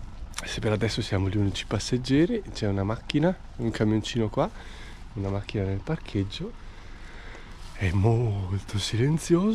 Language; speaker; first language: Italian; native; Italian